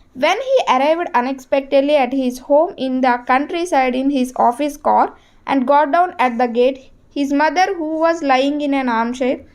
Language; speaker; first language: English; non-native, local second language; Telugu